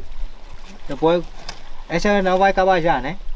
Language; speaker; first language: Portuguese; non-native, learner; Vietnamese